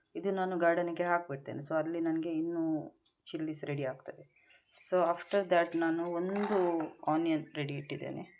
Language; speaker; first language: Kannada; non-native, local second language; Konkani